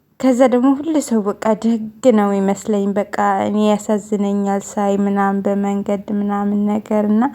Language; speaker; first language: Amharic; non-native, local second language; Tigrinya